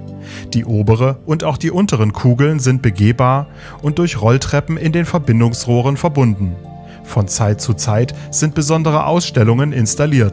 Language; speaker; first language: German; native; German